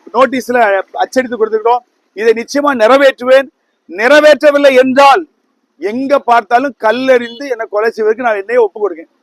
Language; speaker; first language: Tamil; native; Tamil